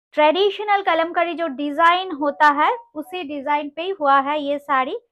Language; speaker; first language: Hindi; non-native, local second language; Bangla